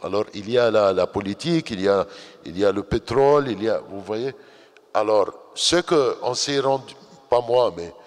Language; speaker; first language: French; non-native, fluent; Arabic